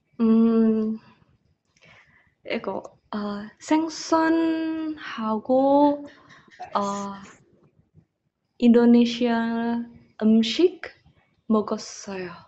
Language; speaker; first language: Korean; non-native, learner; Indonesian